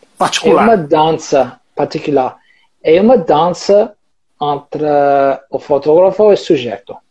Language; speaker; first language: Portuguese; non-native, learner; English